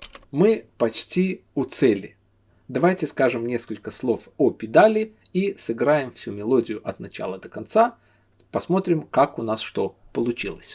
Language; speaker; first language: Russian; native; Russian